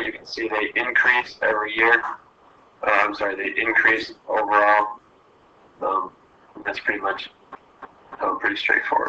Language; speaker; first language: English; native; English